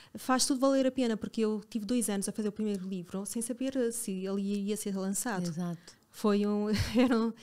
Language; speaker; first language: Portuguese; native; Portuguese